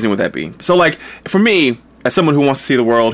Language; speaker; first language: English; native; English